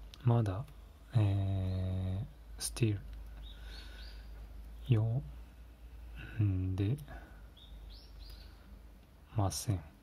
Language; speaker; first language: Japanese; non-native, learner; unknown